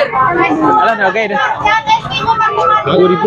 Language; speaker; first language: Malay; non-native, local second language; Minangkabau